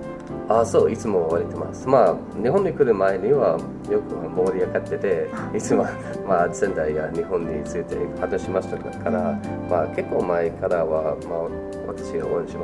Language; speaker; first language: Japanese; non-native, fluent; English